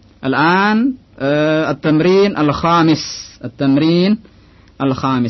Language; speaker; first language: Arabic; non-native, fluent; Indonesian